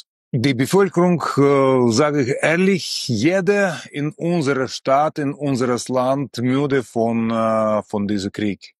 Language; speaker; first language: German; non-native, learner; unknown